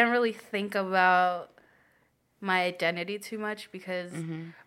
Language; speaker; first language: English; native; English